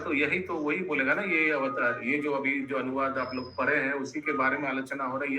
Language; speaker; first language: Hindi; non-native, local second language; Bangla